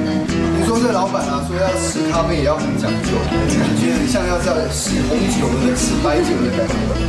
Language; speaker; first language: Chinese; native; Chinese